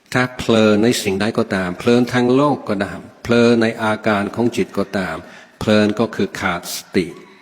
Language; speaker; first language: Thai; non-native, fluent; English